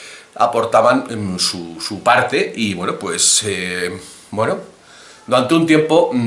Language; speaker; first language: Spanish; native; Spanish